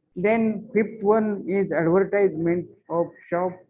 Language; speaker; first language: English; non-native, local second language; Marathi